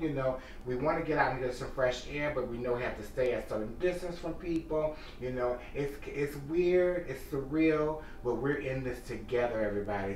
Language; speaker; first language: English; native; English